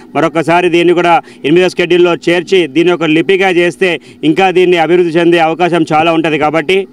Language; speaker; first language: Telugu; non-native, local second language; Lambadi